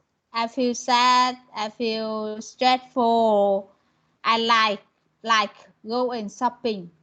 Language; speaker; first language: English; non-native, learner; Vietnamese